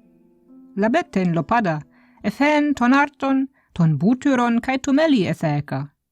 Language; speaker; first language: Greek; non-native, fluent; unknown